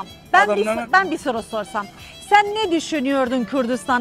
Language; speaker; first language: Turkish; non-native, learner; Kurdish